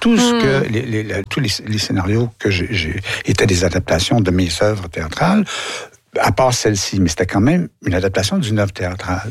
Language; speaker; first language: French; native; French